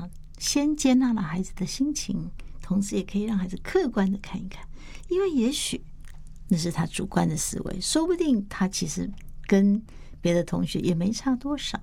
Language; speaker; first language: Chinese; native; Chinese